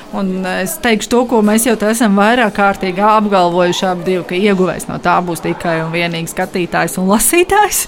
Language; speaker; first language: Latvian; native; Latvian